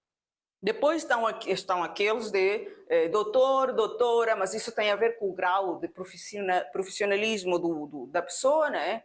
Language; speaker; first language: Portuguese; non-native, fluent; Spanish